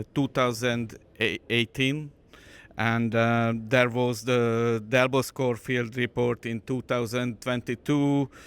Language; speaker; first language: English; non-native, fluent; Hungarian